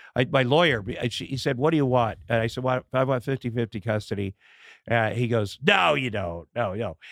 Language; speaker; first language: English; native; English